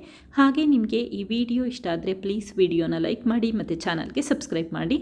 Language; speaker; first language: Kannada; native; Kannada